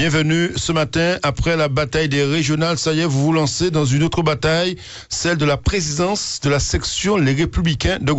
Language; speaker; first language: French; native; French